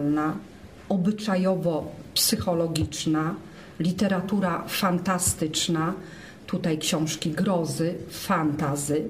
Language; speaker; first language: Polish; native; Polish